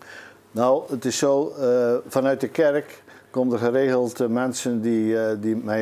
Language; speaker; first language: Dutch; native; Dutch